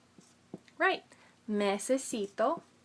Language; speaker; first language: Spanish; non-native, fluent; English